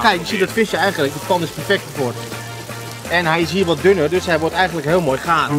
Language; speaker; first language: Dutch; native; Dutch